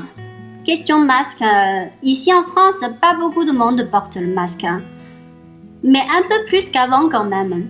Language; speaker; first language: French; non-native, fluent; Chinese